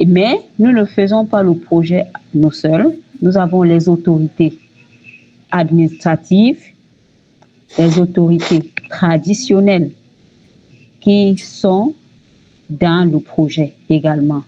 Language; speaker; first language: French; native; French